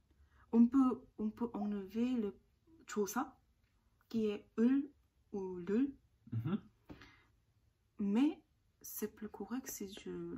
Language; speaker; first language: French; non-native, learner; Korean